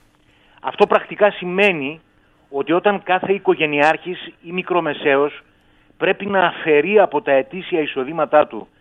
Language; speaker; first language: Greek; native; Greek